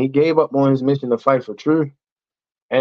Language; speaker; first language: English; native; English